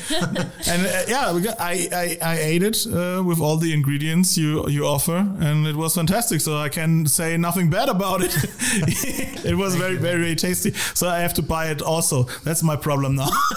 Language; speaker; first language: English; non-native, fluent; German